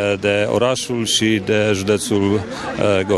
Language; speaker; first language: Romanian; non-native, learner; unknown